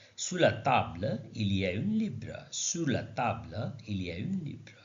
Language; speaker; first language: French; non-native, learner; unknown